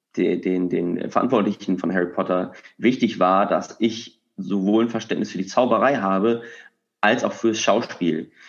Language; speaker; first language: German; native; German